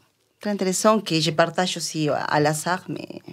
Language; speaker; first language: French; non-native, fluent; Spanish